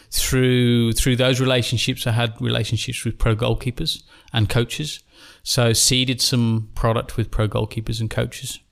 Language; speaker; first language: English; native; English